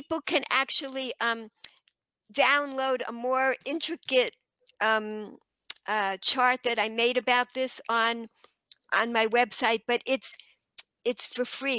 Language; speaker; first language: English; native; English